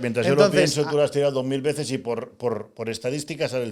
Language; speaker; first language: Spanish; native; Spanish